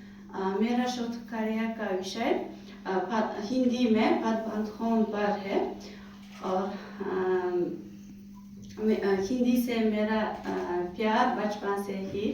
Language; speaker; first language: Hindi; non-native, fluent; Uzbek